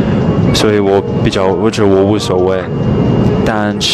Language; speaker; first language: Chinese; non-native, fluent; English